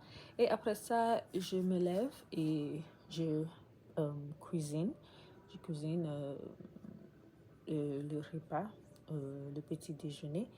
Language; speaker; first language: French; non-native, learner; English